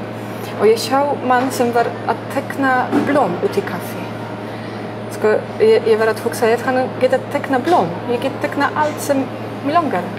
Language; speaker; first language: Icelandic; non-native, learner; Polish